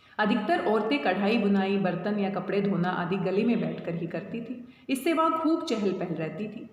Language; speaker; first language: Hindi; native; Hindi